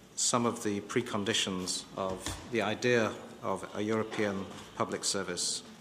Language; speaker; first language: English; native; English